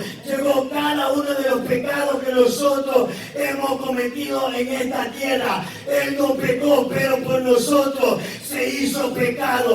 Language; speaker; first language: Spanish; native; Spanish